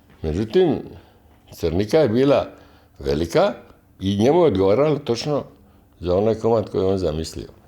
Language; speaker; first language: Croatian; native; Croatian